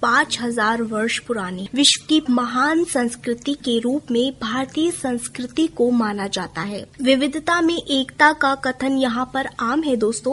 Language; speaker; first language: Hindi; native; Hindi